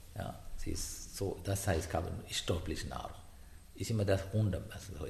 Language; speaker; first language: German; non-native, learner; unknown